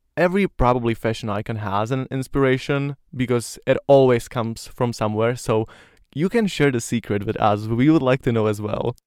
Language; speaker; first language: English; non-native, fluent; Slovak